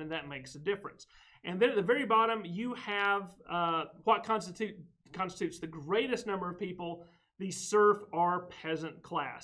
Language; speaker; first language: English; native; English